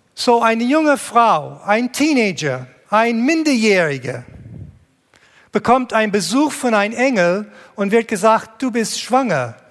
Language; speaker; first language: German; non-native, fluent; English